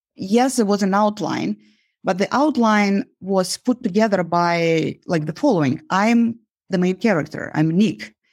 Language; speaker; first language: English; non-native, fluent; Uzbek